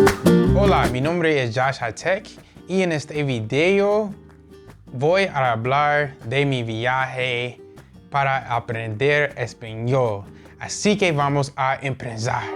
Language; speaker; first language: Spanish; non-native, learner; English